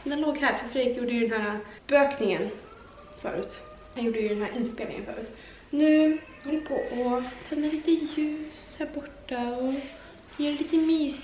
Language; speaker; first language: Swedish; native; Swedish